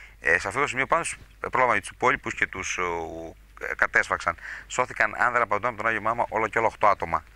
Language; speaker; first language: Greek; native; Greek